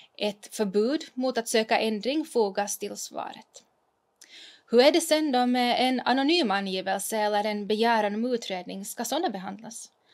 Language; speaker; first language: Swedish; native; Swedish